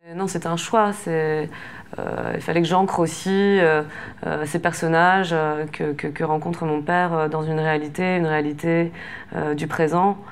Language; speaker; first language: French; native; French